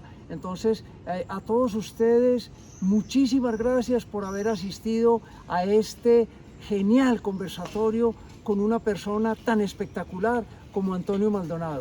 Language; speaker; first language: Spanish; native; Spanish